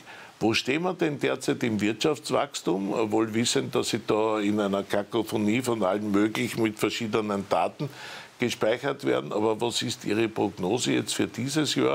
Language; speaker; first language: German; native; German